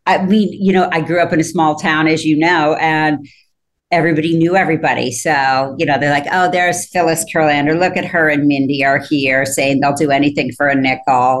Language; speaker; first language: English; native; English